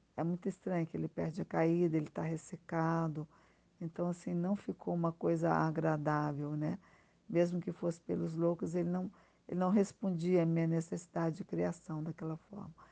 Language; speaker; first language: Portuguese; native; Portuguese